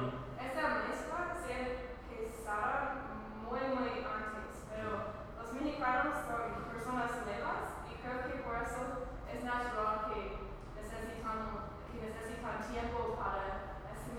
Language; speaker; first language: Spanish; non-native, learner; English